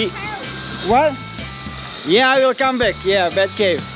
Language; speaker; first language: English; non-native, learner; Serbian